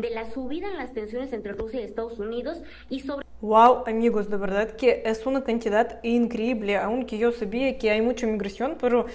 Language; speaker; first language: Spanish; non-native, fluent; Russian